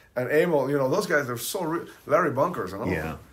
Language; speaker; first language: English; early bilingual, other home language; Spanish